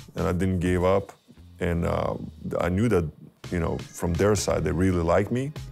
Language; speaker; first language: English; non-native, fluent; Lithuanian